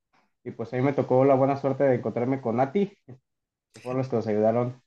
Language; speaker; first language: Spanish; native; Spanish